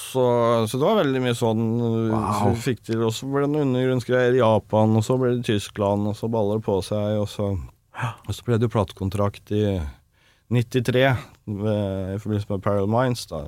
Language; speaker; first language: Norwegian; native; Norwegian